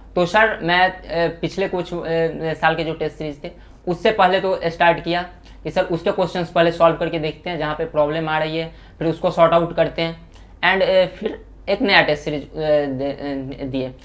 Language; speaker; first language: Hindi; native; Hindi